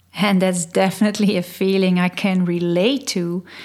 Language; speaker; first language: English; non-native, fluent; Dutch